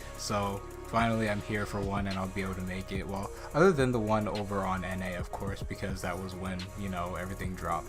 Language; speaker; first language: English; native; English